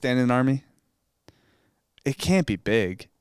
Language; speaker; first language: English; native; English